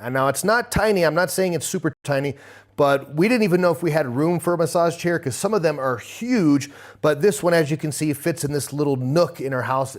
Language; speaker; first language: English; native; English